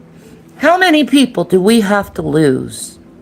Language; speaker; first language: English; native; English